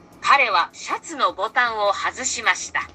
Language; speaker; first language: Japanese; non-native, learner; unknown